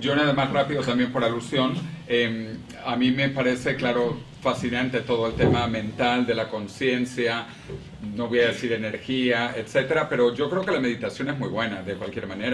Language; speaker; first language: Spanish; native; Spanish